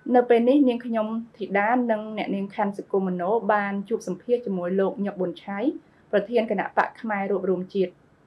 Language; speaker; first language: Khmer; native; Khmer